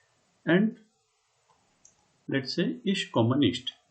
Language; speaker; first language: German; non-native, fluent; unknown